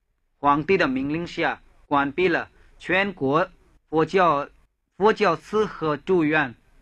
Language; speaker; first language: Chinese; non-native, fluent; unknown